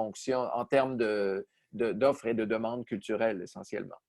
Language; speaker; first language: French; native; French